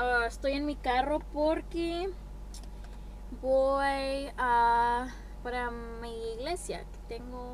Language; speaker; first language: Spanish; early bilingual, heritage; Spanish